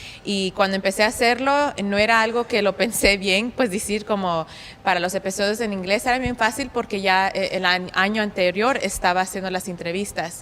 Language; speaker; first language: Spanish; early bilingual, heritage; Spanish